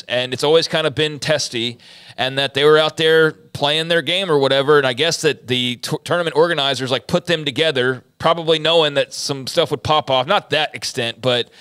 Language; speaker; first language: English; native; English